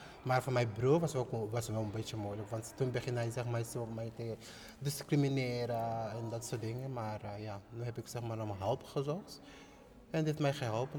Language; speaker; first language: Dutch; non-native, fluent; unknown